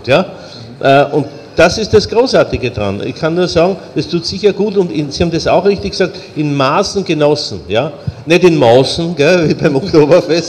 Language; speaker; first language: German; native; German